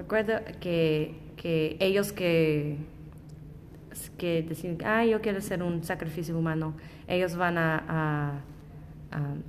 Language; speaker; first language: Spanish; non-native, learner; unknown